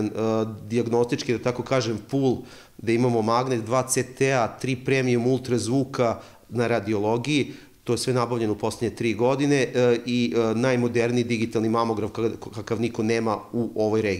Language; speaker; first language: Serbian; native; Serbian